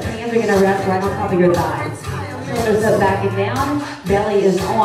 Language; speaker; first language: English; native; English